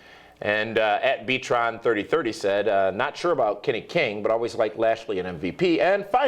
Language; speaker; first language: English; native; English